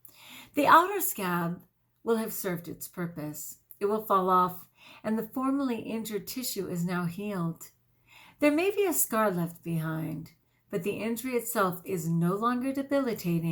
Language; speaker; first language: English; native; English